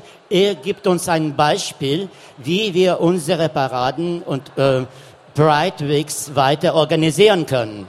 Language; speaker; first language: German; non-native, fluent; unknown